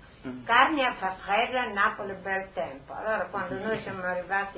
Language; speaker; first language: Italian; non-native, local second language; Friulian